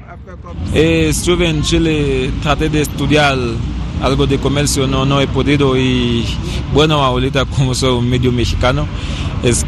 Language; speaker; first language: Spanish; non-native, fluent; Haitian Creole